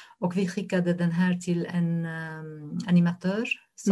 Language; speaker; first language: Swedish; non-native, fluent; Arabic